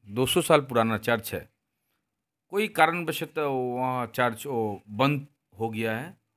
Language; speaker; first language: Hindi; non-native, local second language; Bangla